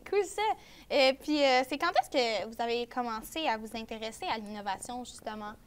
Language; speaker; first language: French; native; French